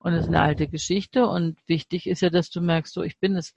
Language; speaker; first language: German; native; German